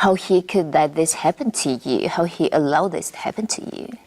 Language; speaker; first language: English; non-native, fluent; Chinese